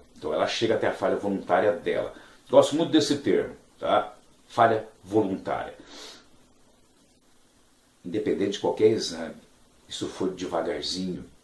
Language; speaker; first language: Portuguese; native; Portuguese